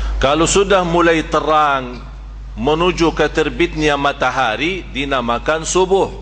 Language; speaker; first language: Malay; non-native, fluent; Arabic